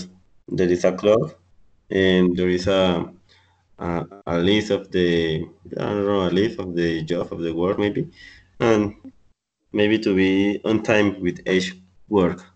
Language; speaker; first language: English; non-native, learner; Spanish